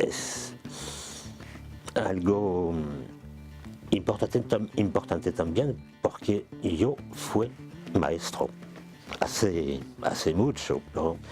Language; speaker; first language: Spanish; non-native, fluent; French